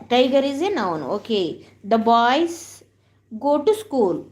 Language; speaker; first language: English; non-native, local second language; Kannada